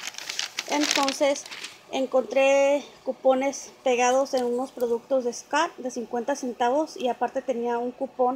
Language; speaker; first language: Spanish; native; Spanish